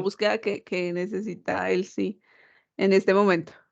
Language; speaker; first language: Spanish; native; Spanish